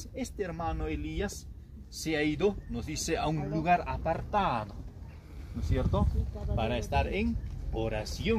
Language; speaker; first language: Spanish; native; Spanish